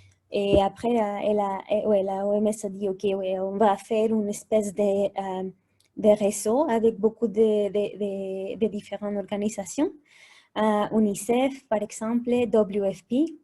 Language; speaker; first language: French; non-native, fluent; Spanish